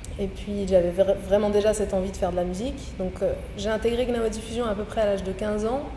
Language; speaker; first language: French; non-native, local second language; Arabic